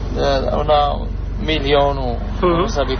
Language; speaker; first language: Spanish; non-native, learner; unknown